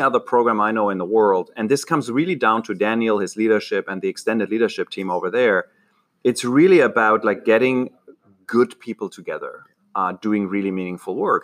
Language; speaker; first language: English; non-native, fluent; German